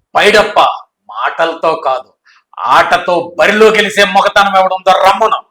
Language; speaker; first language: Telugu; native; Telugu